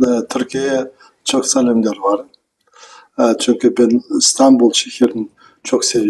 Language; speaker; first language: Turkish; non-native, learner; Kazakh